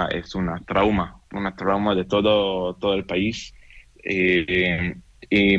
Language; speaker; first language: Spanish; non-native, fluent; Hebrew